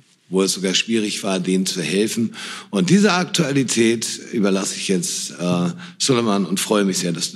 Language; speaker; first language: German; native; German